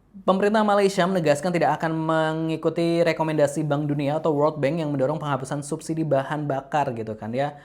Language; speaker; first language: Indonesian; native; Indonesian